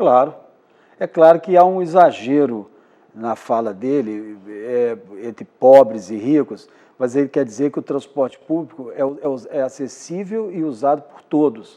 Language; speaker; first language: Portuguese; native; Portuguese